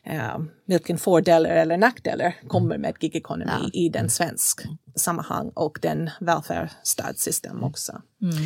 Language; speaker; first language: Swedish; non-native, fluent; English